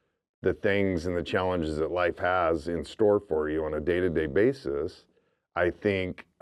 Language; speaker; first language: English; native; English